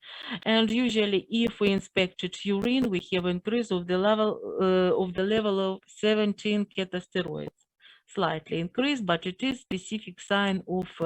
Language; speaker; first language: English; non-native, fluent; Russian